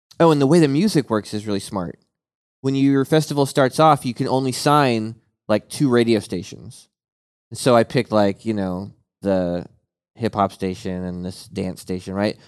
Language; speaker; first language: English; native; English